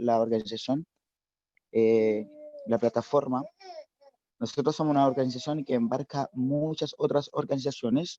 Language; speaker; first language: Spanish; non-native, fluent; Haitian Creole